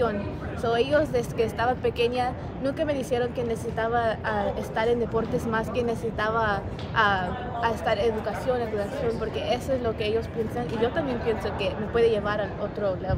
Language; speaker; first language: Spanish; early bilingual, heritage; Spanish